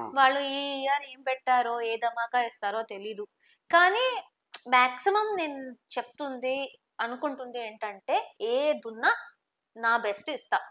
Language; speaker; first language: Telugu; non-native, local second language; Tamil